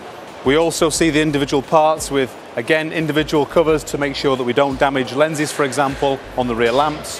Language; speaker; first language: English; native; English